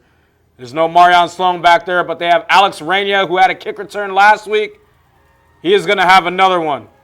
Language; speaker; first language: English; native; English